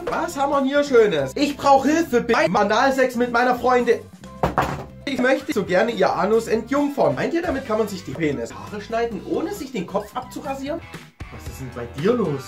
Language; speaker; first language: German; native; German